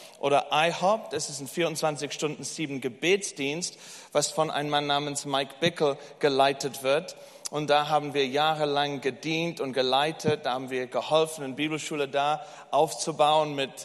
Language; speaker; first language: German; non-native, fluent; English